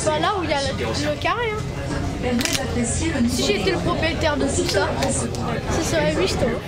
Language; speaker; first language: French; early bilingual, other home language; Romanian